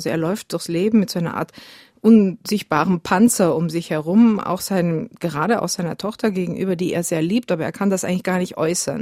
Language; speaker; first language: German; native; German